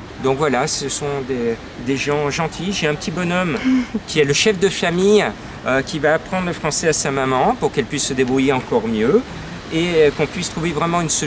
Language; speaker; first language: French; native; French